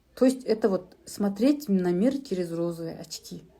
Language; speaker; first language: Russian; non-native, local second language; Kazakh